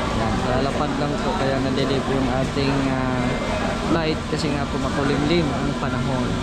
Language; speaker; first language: Filipino; non-native, local second language; Cebuano